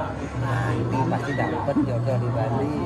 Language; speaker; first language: Indonesian; non-native, local second language; Balinese